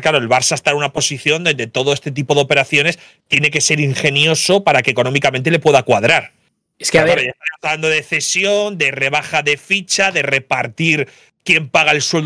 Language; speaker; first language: Spanish; native; Spanish